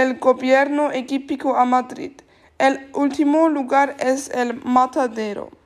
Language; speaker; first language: Spanish; non-native, learner; German